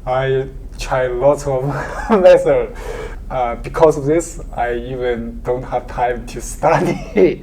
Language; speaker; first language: English; non-native, learner; Chinese